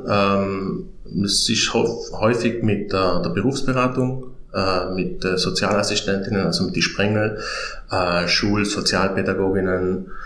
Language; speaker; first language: German; native; German